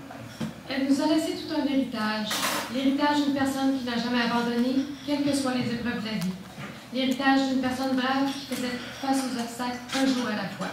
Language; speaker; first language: French; native; French